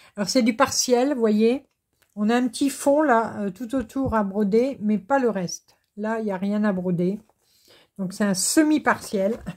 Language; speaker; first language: French; native; French